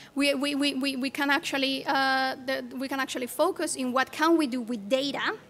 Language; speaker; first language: English; non-native, fluent; Spanish